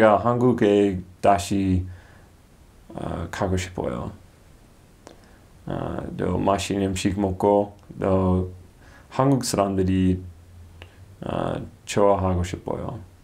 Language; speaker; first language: Korean; non-native, learner; English